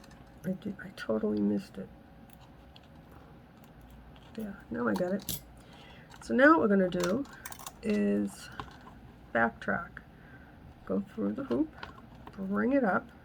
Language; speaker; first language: English; native; English